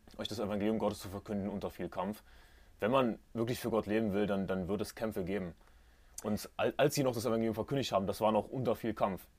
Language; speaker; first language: German; native; German